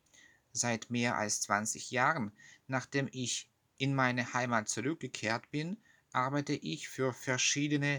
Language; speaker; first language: German; non-native, fluent; Russian